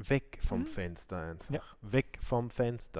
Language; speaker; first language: German; native; German